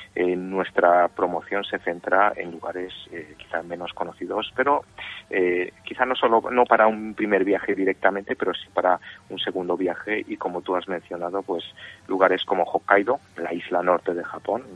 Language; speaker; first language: Spanish; native; Spanish